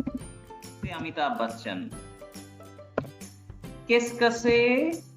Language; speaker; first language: French; non-native, fluent; Bangla